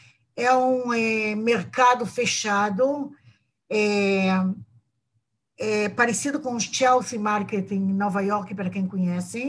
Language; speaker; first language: Portuguese; non-native, fluent; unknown